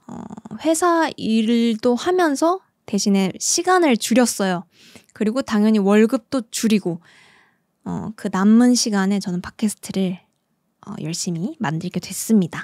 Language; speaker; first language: Korean; native; Korean